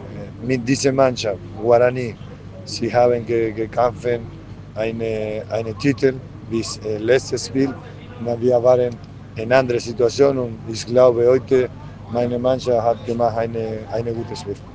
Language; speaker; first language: German; non-native, learner; Spanish